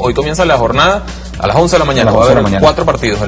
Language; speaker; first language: Spanish; native; Spanish